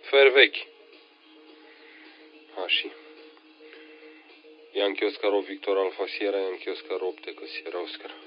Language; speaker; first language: Romanian; native; Romanian